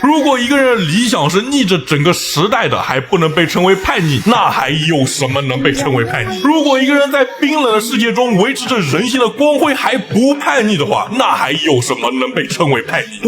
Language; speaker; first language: Chinese; native; Chinese